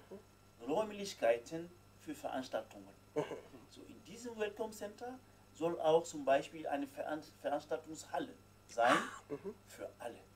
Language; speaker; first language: German; non-native, fluent; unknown